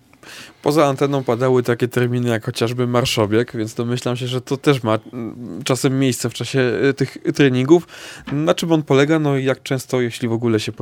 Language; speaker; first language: Polish; native; Polish